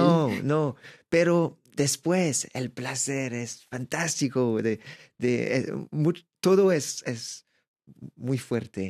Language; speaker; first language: Spanish; non-native, learner; French